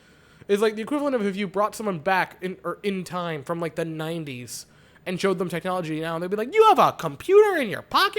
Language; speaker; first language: English; native; English